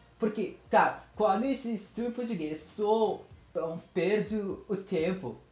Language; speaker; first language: Portuguese; non-native, learner; Filipino